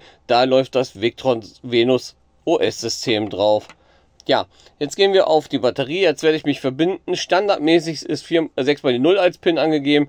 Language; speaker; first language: German; native; German